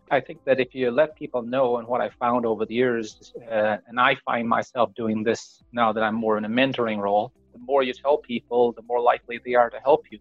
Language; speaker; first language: English; native; English